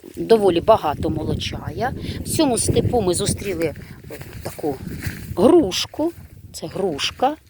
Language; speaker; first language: Ukrainian; native; Ukrainian